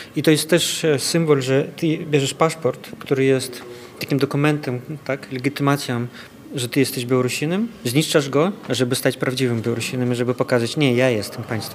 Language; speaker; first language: Polish; non-native, fluent; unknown